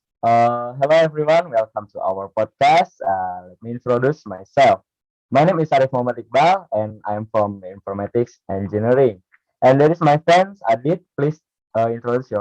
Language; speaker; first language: English; non-native, learner; Indonesian